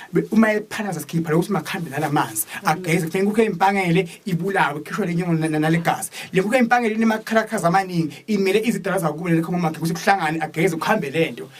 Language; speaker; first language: Zulu; native; Zulu